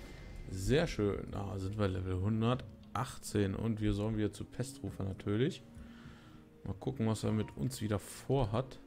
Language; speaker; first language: German; native; German